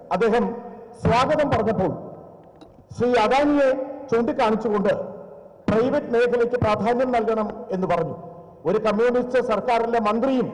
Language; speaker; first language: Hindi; non-native, local second language; Gujarati